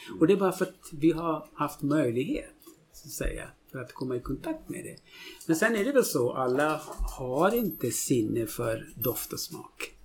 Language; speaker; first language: Swedish; non-native, fluent; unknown